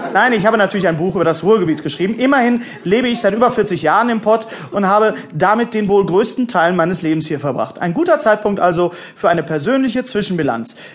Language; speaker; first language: German; native; German